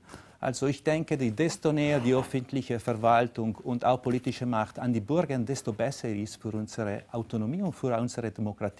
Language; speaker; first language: German; non-native, local second language; Italian